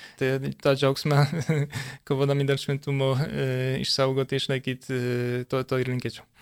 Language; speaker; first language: Lithuanian; early bilingual, heritage; Lithuanian